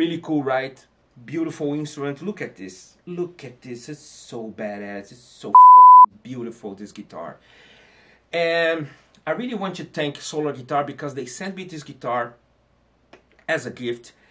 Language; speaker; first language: English; non-native, fluent; Portuguese